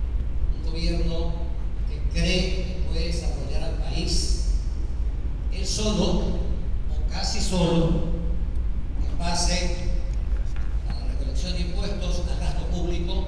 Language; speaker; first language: Spanish; native; Spanish